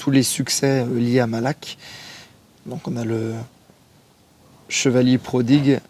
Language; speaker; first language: French; native; French